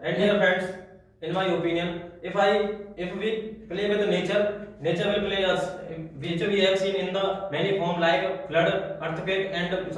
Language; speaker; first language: English; non-native, learner; Hindi